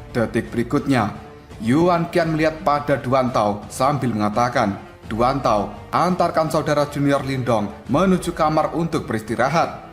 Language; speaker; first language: Indonesian; native; Indonesian